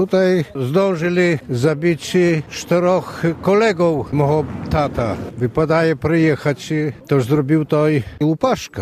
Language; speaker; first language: Polish; non-native, local second language; Belarusian